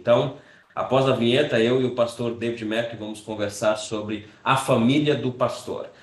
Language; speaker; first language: Portuguese; native; Portuguese